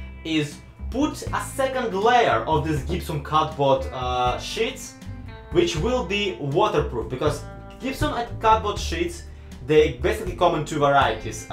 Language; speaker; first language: English; non-native, fluent; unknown